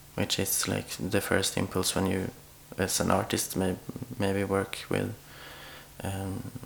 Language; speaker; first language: English; non-native, fluent; Swedish